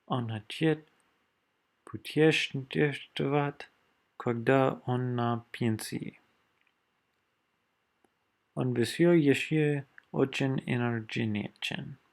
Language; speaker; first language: Russian; non-native, learner; English